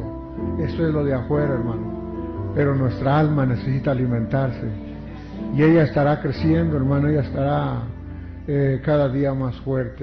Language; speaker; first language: Spanish; native; Spanish